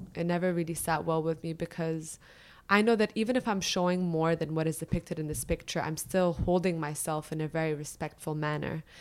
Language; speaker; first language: English; early bilingual, other home language; Arabic